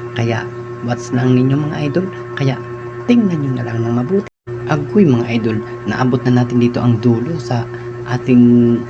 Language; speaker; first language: Filipino; non-native, local second language; Masbatenyo